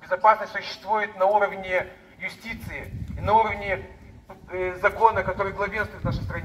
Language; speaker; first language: Russian; non-native, local second language; Romanian